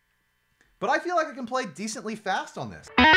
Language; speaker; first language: English; native; English